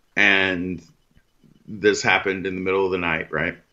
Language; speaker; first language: English; native; English